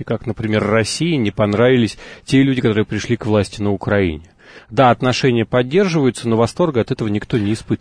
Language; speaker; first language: Russian; native; Russian